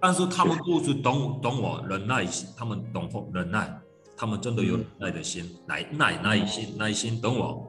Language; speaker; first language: Chinese; non-native, fluent; Korean